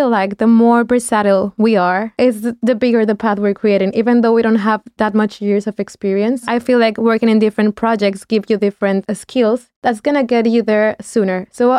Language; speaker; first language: English; non-native, fluent; Spanish